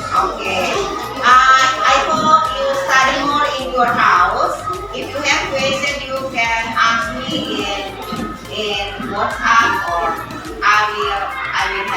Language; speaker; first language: English; non-native, fluent; Indonesian